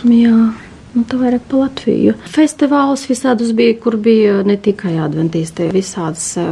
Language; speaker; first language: Latvian; non-native, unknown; Russian